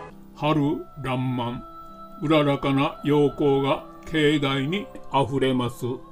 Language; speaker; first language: Japanese; native; Japanese